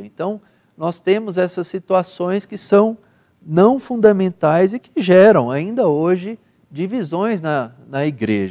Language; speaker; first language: Portuguese; native; Portuguese